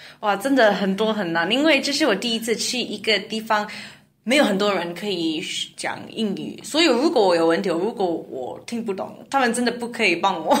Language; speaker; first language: Chinese; non-native, learner; English